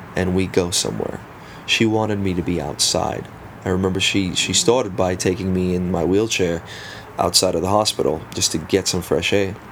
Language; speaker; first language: English; early bilingual, other home language; Afrikaans